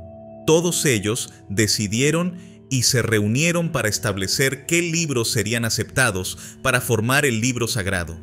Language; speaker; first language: Spanish; native; Spanish